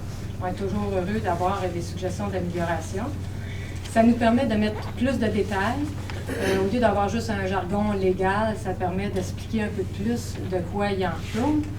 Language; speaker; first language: French; native; French